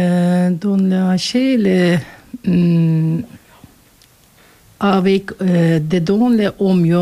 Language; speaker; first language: French; non-native, learner; Turkish